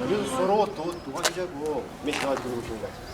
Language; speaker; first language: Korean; non-native, learner; Russian